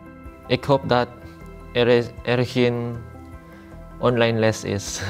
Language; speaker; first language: Dutch; non-native, learner; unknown